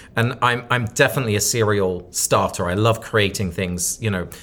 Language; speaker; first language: English; native; English